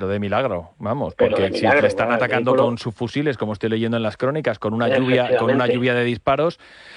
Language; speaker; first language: Spanish; native; Spanish